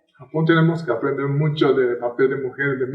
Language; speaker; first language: Spanish; non-native, fluent; Japanese